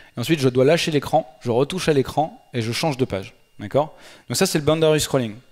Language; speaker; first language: French; native; French